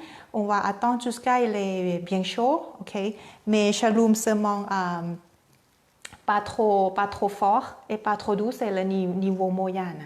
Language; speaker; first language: French; non-native, learner; Thai